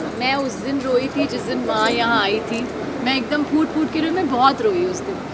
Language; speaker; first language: Hindi; non-native, local second language; Bangla